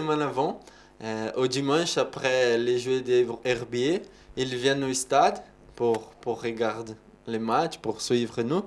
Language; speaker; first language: French; non-native, learner; Portuguese